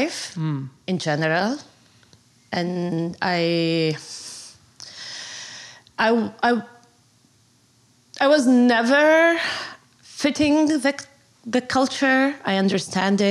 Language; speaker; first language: English; non-native, fluent; Arabic